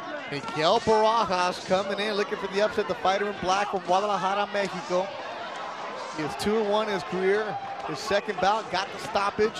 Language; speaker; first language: English; early bilingual, other home language; Spanish